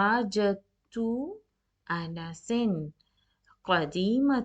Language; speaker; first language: Arabic; non-native, fluent; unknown